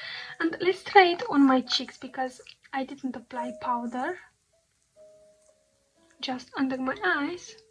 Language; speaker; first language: English; non-native, fluent; Romanian